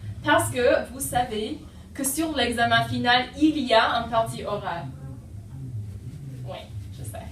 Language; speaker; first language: French; non-native, fluent; English